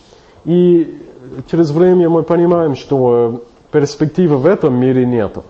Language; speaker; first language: Russian; non-native, fluent; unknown